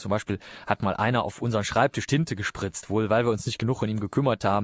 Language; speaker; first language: German; native; German